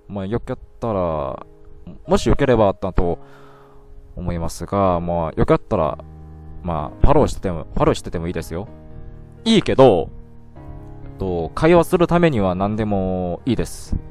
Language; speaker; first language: Japanese; non-native, learner; Korean